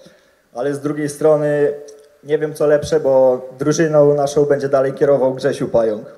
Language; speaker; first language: Polish; native; Polish